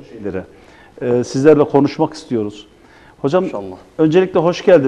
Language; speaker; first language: Turkish; native; Turkish